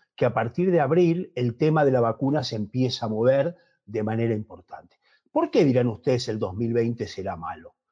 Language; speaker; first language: Spanish; native; Spanish